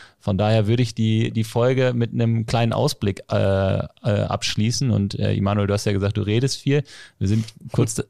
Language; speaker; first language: German; native; German